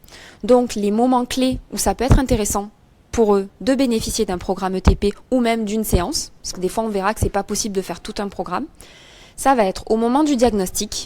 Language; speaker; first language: French; native; French